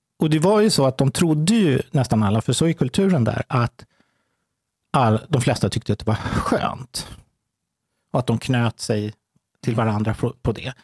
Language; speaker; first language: Swedish; native; Swedish